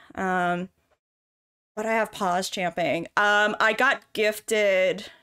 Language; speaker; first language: English; native; English